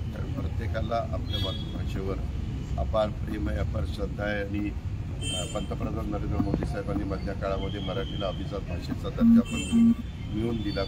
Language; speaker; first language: Marathi; native; Marathi